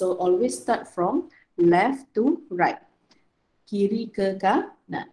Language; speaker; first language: English; non-native, local second language; Malay